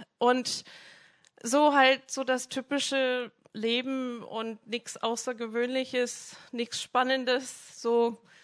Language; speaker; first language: German; non-native, fluent; English